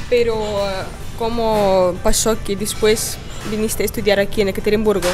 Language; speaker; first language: Spanish; non-native, fluent; Russian